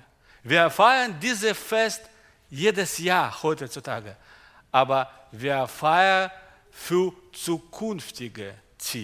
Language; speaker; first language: German; non-native, learner; Russian